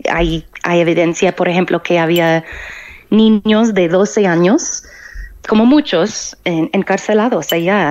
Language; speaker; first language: Spanish; non-native, fluent; English